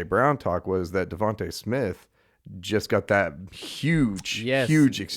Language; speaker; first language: English; native; English